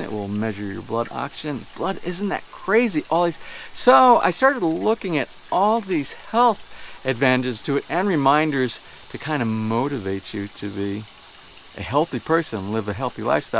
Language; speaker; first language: English; native; English